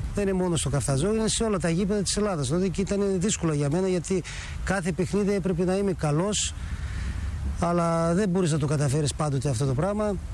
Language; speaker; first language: Greek; early bilingual, heritage; Greek